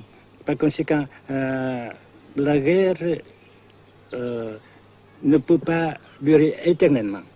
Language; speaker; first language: French; non-native, local second language; Vietnamese